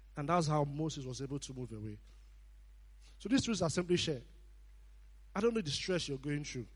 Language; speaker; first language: English; non-native, local second language; Nigerian Pidgin